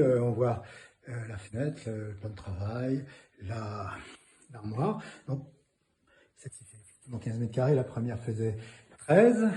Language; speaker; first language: French; native; French